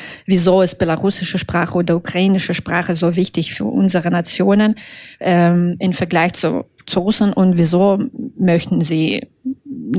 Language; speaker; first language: German; non-native, fluent; Russian